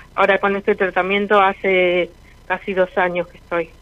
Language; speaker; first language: Spanish; native; Spanish